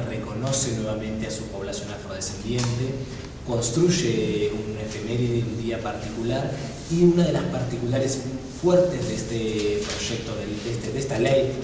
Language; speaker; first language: Spanish; native; Spanish